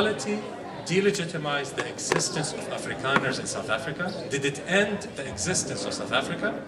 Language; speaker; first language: English; non-native, fluent; Arabic